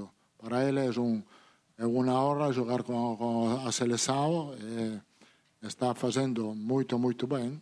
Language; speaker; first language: Portuguese; non-native, learner; Italian